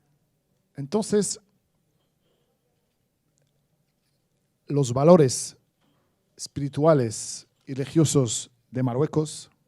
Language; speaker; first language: Spanish; non-native, fluent; Arabic